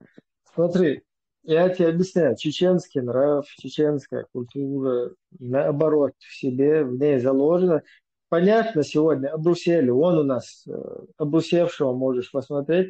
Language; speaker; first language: Russian; non-native, local second language; Chechen